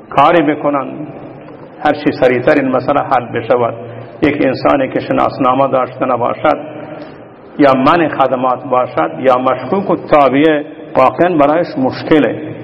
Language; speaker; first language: Persian; non-native, local second language; Baluchi